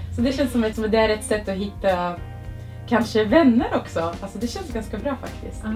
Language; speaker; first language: Swedish; non-native, fluent; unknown